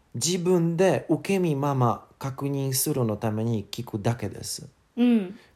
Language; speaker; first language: Japanese; non-native, learner; English